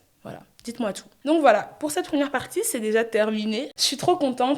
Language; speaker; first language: French; native; French